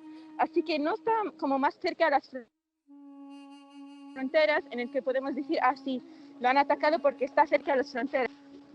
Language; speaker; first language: Spanish; non-native, fluent; Arabic